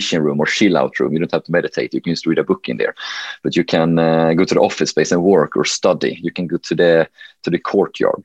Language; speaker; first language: English; non-native, fluent; Swedish